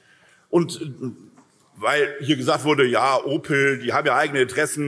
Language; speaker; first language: German; native; German